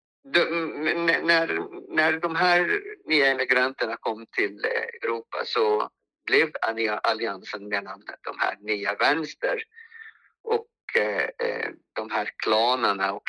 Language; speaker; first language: Swedish; non-native, fluent; Arabic